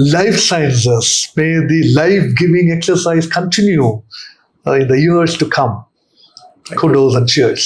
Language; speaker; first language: English; non-native, local second language; Malayalam